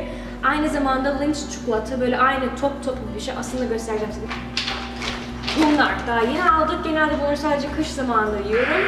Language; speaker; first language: Turkish; early bilingual, heritage; Turkish